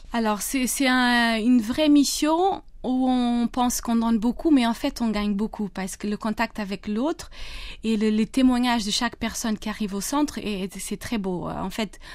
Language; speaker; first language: French; non-native, fluent; Portuguese